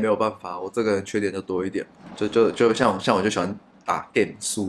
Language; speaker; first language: Chinese; native; Chinese